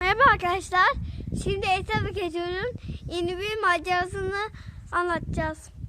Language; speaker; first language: Turkish; native; Turkish